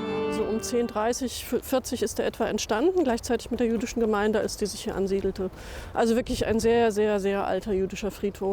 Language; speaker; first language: German; native; German